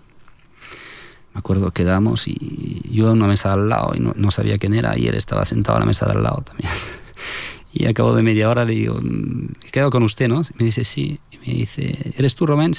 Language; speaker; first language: Spanish; non-native, fluent; French